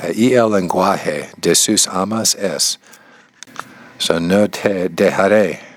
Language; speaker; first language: Spanish; non-native, learner; English